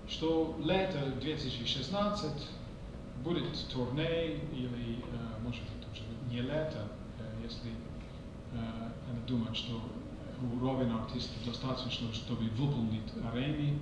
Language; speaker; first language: Russian; non-native, fluent; English